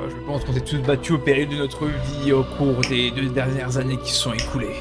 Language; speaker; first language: French; native; French